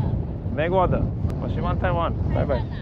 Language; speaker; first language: Chinese; non-native, fluent; English